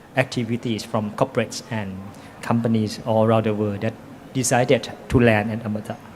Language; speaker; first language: English; non-native, fluent; Thai